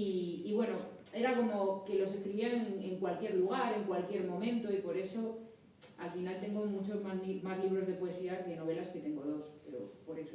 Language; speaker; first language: Spanish; native; Spanish